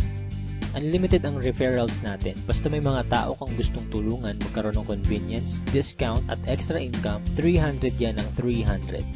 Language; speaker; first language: Filipino; native; Filipino